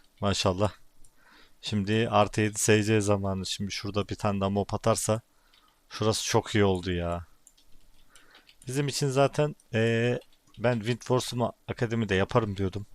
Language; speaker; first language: Turkish; native; Turkish